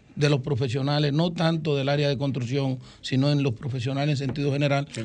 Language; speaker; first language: Spanish; native; Spanish